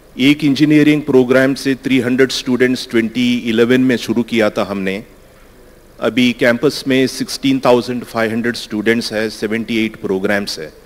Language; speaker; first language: Hindi; non-native, learner; Kannada